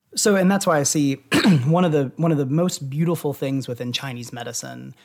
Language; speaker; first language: English; native; English